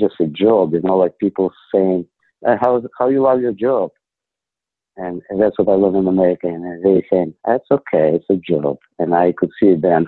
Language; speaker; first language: English; non-native, fluent; Ukrainian